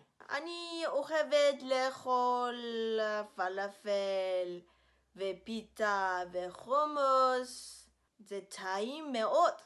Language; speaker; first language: Hebrew; non-native, learner; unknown